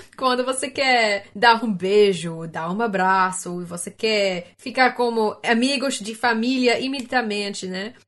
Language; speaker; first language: Portuguese; non-native, learner; English